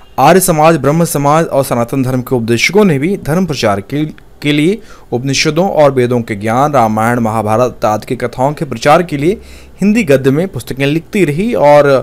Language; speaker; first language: Hindi; native; Hindi